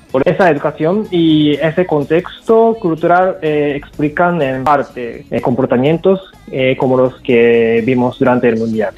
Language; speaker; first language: Spanish; non-native, fluent; Japanese